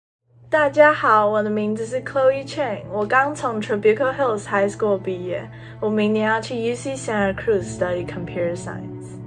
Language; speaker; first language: Chinese; early bilingual, other home language; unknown